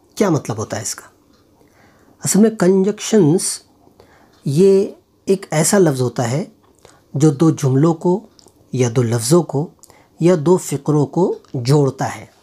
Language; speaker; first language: Urdu; native; Urdu